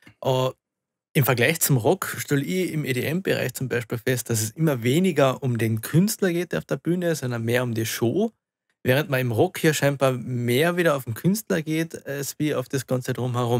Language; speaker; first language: German; native; German